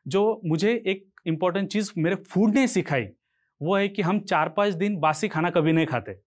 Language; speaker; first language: Hindi; non-native, local second language; Marathi